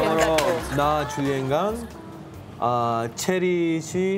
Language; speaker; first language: Korean; non-native, learner; English